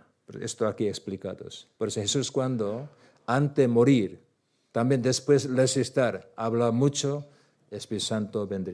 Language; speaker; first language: Spanish; non-native, learner; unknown